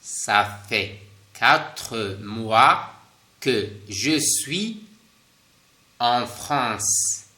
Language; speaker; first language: French; non-native, fluent; Spanish